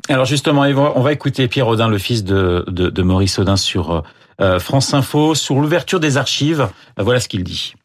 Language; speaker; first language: French; native; French